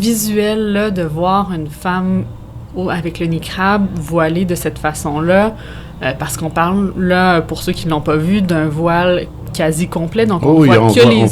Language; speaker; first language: French; native; French